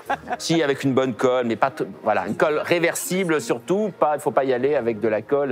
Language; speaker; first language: French; native; French